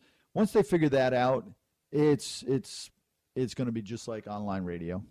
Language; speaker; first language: English; native; English